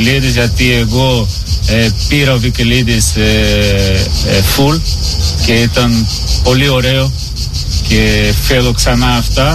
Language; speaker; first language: Greek; non-native, learner; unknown